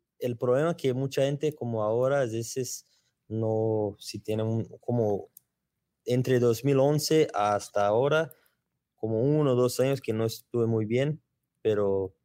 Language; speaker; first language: Spanish; non-native, learner; Portuguese